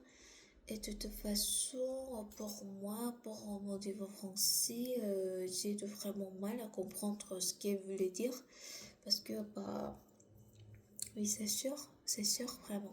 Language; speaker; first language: French; non-native, learner; Korean